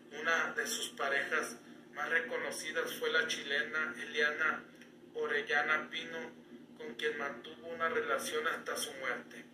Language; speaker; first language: Spanish; native; Spanish